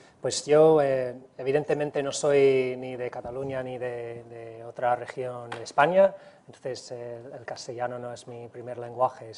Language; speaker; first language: Spanish; non-native, fluent; English